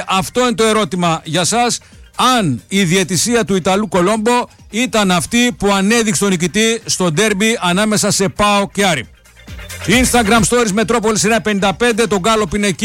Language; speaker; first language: Greek; native; Greek